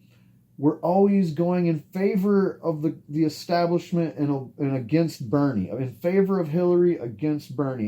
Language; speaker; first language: English; native; English